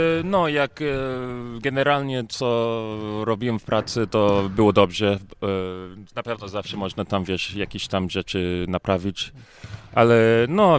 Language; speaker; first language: Polish; early bilingual, heritage; English